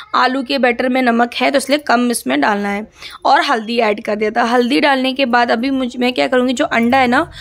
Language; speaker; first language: Hindi; non-native, local second language; Assamese